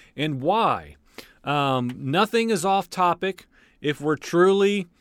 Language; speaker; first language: English; native; English